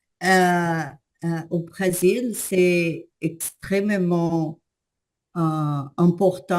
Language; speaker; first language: French; non-native, learner; Portuguese